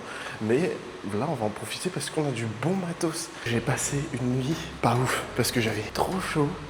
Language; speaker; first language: French; native; French